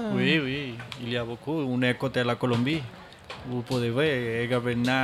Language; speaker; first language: French; non-native, learner; Spanish